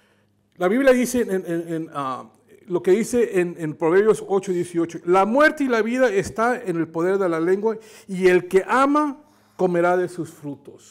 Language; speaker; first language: Spanish; native; Spanish